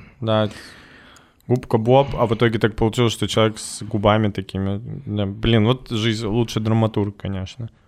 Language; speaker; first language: Russian; native; Russian